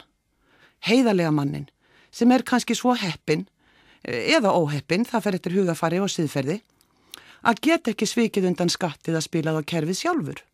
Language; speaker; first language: Icelandic; native; Icelandic